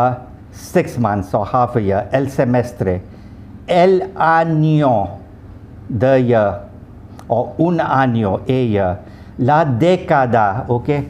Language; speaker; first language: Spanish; non-native, fluent; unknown